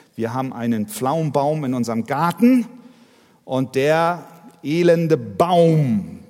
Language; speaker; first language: German; native; German